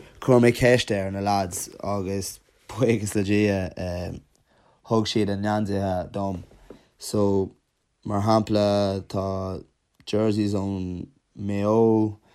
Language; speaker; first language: Irish; non-native, local second language; English